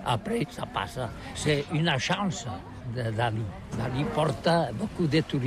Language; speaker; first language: French; non-native, learner; Catalan